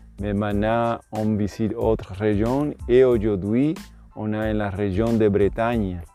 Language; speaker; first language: French; non-native, learner; Spanish